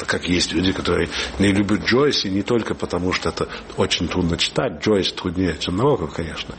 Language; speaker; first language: Russian; early bilingual, heritage; Russian